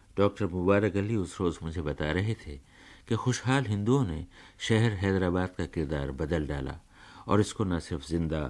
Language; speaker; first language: Urdu; native; Urdu